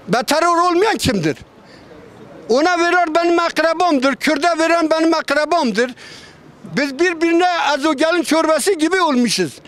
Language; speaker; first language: Turkish; non-native, local second language; Kurdish